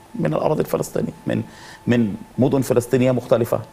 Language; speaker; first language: Arabic; non-native, fluent; Hebrew